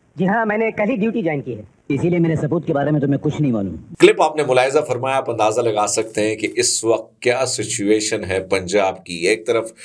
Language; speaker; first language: Urdu; non-native, local second language; Punjabi